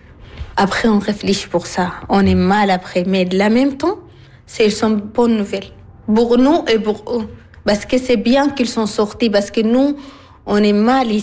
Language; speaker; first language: French; non-native, learner; Arabic